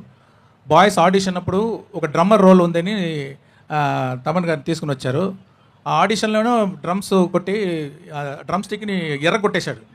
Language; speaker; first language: Telugu; non-native, learner; Tamil